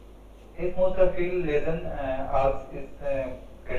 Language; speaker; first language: German; non-native, learner; Hindi